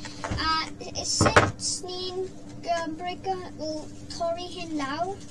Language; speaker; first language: Welsh; non-native, local second language; English